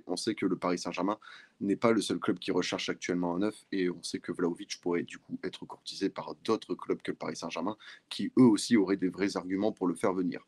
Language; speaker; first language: French; native; French